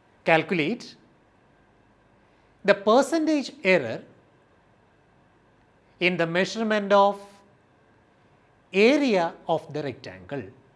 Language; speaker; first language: English; non-native, local second language; Malayalam